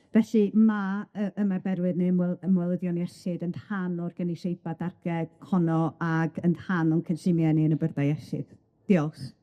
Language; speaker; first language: Welsh; native; Welsh